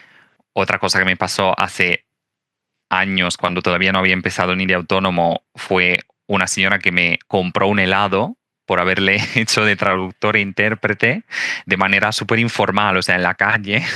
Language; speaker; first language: Spanish; non-native, fluent; Italian